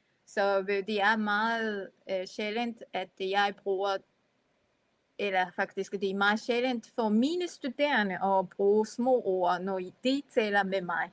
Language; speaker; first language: Danish; non-native, fluent; Japanese